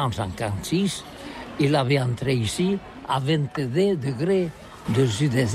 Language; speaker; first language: French; non-native, learner; Catalan